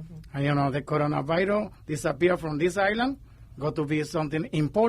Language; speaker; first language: English; non-native, learner; Spanish